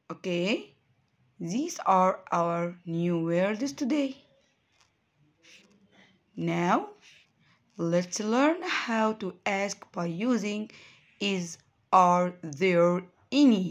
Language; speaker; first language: English; non-native, fluent; Arabic